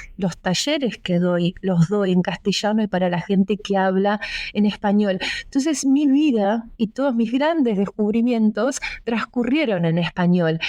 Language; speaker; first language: Spanish; early bilingual, other home language; Russian